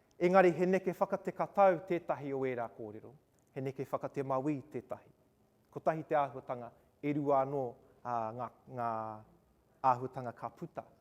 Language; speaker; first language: Māori; non-native, local second language; English